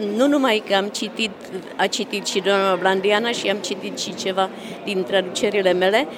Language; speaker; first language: Romanian; non-native, fluent; Czech